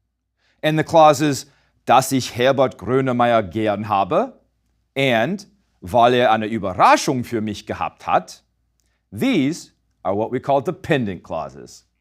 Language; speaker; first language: German; non-native, fluent; English